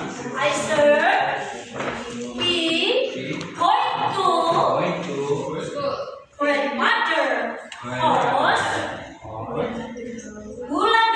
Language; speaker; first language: English; non-native, learner; Indonesian